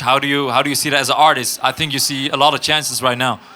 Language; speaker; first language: English; non-native, fluent; Dutch